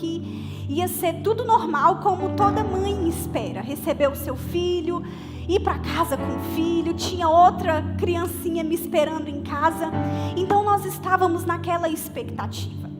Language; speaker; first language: Portuguese; native; Portuguese